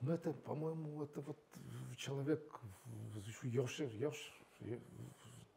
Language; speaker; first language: Russian; non-native, local second language; Uzbek